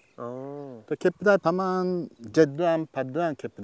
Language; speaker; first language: Japanese; non-native, learner; Thai